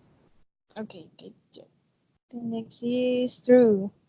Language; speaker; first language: English; non-native, learner; Spanish